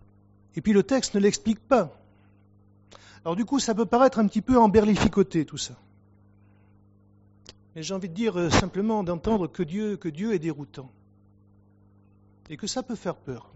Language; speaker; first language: French; native; French